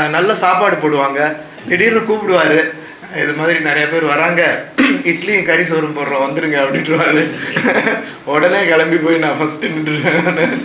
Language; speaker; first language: Tamil; native; Tamil